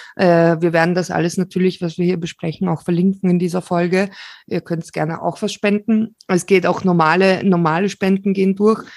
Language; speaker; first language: German; early bilingual, other home language; Slovak